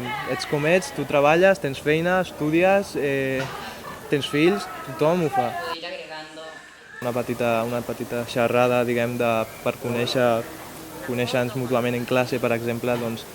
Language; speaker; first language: Catalan; early bilingual, other home language; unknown